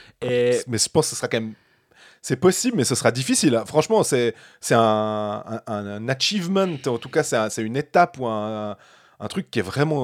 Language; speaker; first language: French; native; French